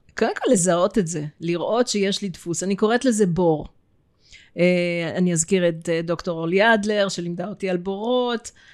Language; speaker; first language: Hebrew; early bilingual, other home language; Russian